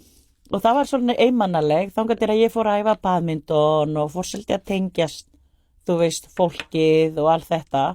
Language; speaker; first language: Icelandic; non-native, fluent; Spanish